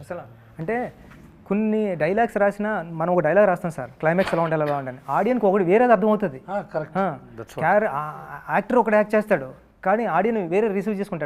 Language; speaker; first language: Telugu; native; Telugu